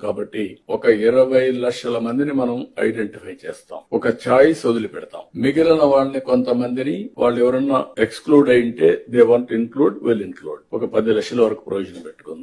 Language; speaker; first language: Telugu; native; Telugu